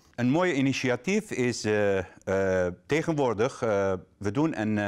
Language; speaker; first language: Dutch; non-native, fluent; Arabic